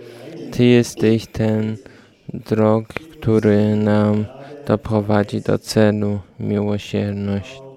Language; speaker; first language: Polish; non-native, learner; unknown